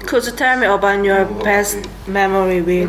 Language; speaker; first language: English; non-native, learner; Korean